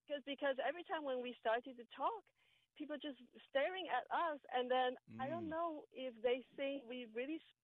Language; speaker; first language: English; non-native, fluent; Chinese